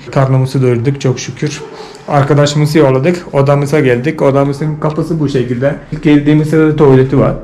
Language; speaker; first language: Turkish; non-native, fluent; Malayalam